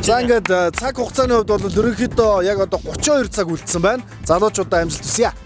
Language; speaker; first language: Mongolian; native; Mongolian